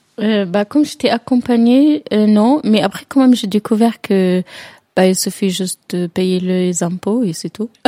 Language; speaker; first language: French; non-native, fluent; Arabic